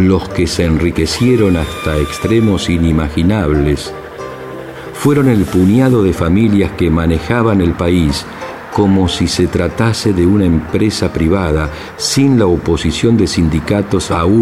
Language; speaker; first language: Spanish; native; Spanish